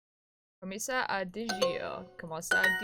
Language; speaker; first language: Portuguese; non-native, learner; English